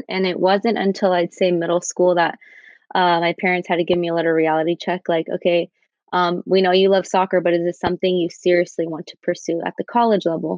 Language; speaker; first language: English; native; English